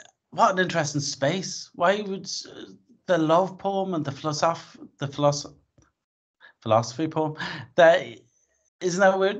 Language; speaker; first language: English; native; English